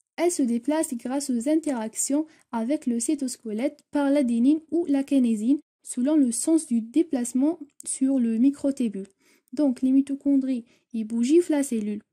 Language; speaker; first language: French; non-native, local second language; Arabic